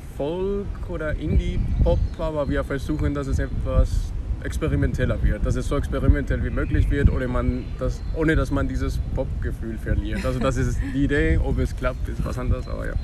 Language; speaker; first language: German; non-native, fluent; Spanish